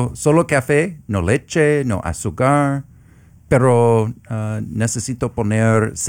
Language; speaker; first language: Spanish; non-native, learner; English